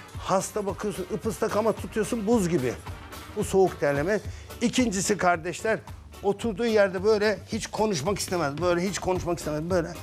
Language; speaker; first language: Turkish; native; Turkish